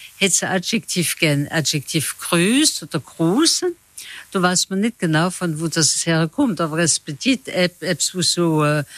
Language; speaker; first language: German; non-native, local second language; Swiss German